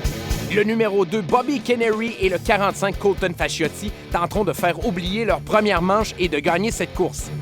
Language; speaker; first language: French; native; French